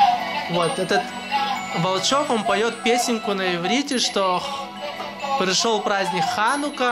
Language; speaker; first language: Russian; native; Russian